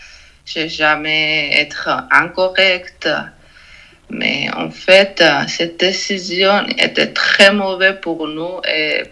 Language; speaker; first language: French; non-native, learner; Georgian